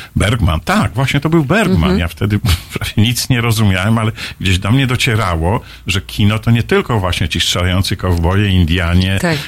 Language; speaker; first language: Polish; native; Polish